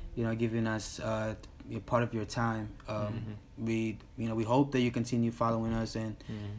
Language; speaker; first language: English; early bilingual, other home language; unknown